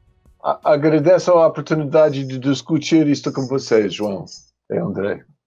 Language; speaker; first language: Portuguese; non-native, fluent; English